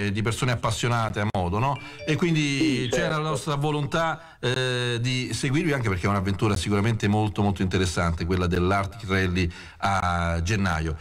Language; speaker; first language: Italian; native; Italian